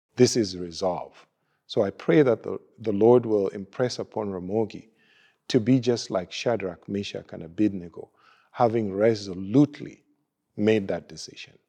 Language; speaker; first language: English; non-native, local second language; Luo (Kenya and Tanzania)